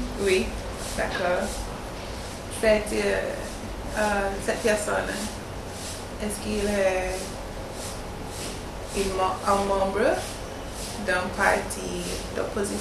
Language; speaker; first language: French; non-native, learner; English